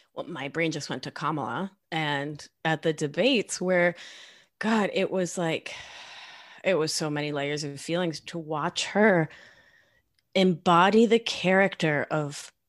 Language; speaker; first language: English; non-native, fluent; Spanish